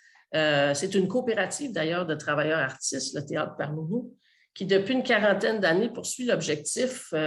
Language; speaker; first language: French; native; French